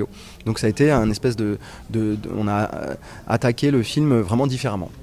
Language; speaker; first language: French; native; French